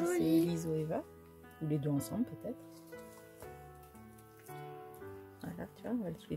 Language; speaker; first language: French; native; French